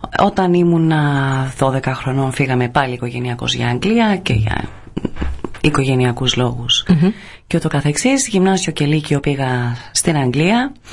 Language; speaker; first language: Greek; early bilingual, other home language; English